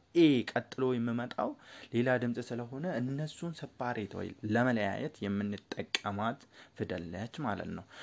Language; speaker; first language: Amharic; non-native, local second language; Oromo